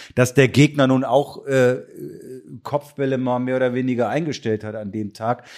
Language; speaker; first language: German; native; German